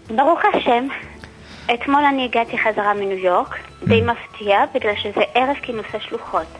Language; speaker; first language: Hebrew; native; Hebrew